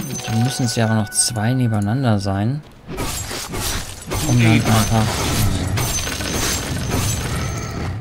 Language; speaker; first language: German; native; German